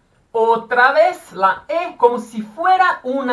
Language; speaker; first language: Spanish; non-native, fluent; Portuguese